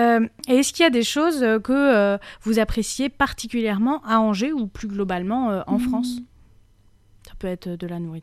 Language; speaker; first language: French; native; French